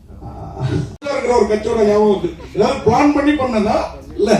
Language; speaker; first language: Tamil; native; Tamil